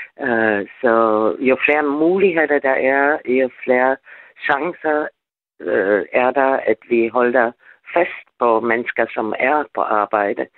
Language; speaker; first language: Danish; non-native, fluent; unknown